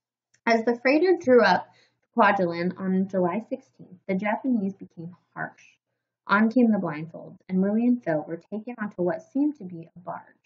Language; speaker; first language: English; native; English